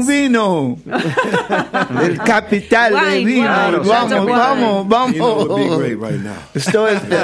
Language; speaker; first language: Spanish; non-native, learner; English